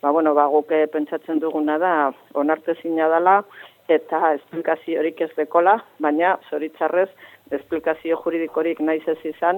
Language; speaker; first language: Basque; native; Basque